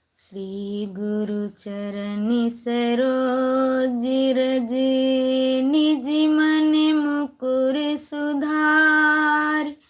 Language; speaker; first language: Hindi; native; Hindi